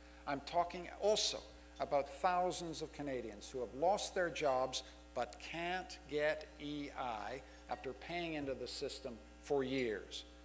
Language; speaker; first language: English; native; English